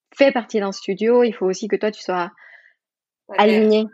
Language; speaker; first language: French; non-native, fluent; Spanish